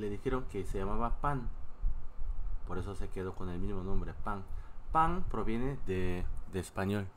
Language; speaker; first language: Spanish; non-native, fluent; Korean